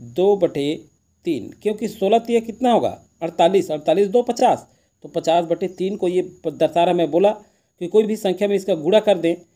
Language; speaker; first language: Hindi; native; Hindi